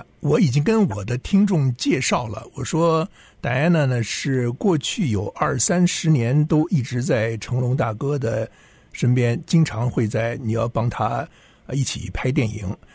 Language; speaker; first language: Chinese; native; Chinese